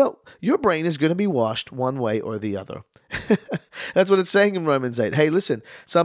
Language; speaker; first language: English; native; English